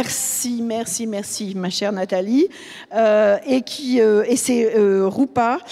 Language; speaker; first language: French; native; French